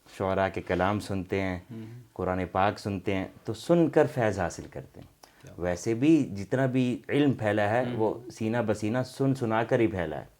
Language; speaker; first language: Urdu; non-native, local second language; Saraiki